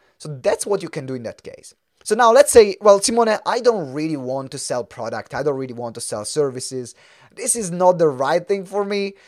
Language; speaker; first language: English; non-native, fluent; Italian